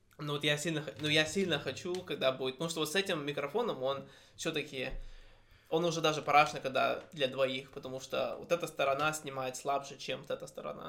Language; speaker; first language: Russian; early bilingual, heritage; Russian